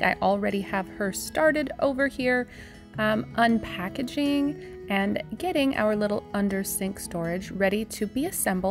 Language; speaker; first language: English; native; English